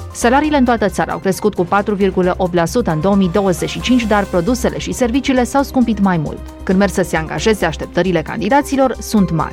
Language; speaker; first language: Romanian; native; Romanian